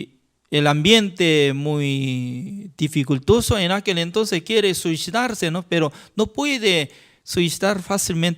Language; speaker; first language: Spanish; non-native, fluent; Korean